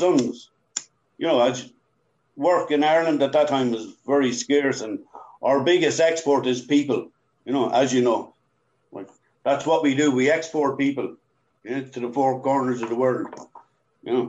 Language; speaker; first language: English; native; English